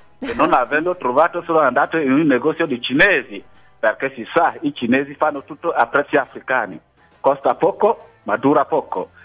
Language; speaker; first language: Italian; non-native, fluent; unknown